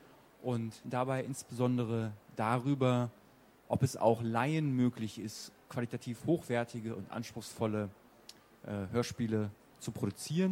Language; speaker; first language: German; native; German